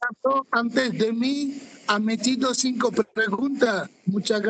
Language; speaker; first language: Spanish; non-native, fluent; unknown